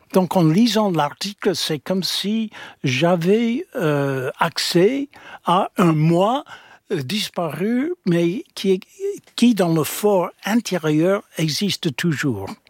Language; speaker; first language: French; non-native, fluent; English